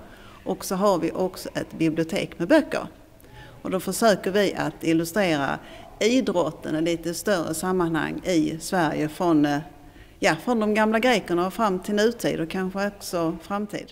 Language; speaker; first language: Swedish; native; Swedish